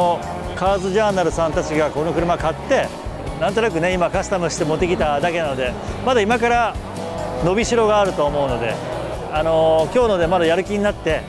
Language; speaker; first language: Japanese; native; Japanese